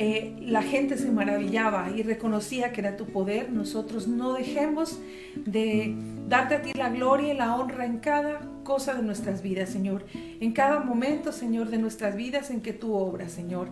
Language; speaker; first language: Spanish; native; Spanish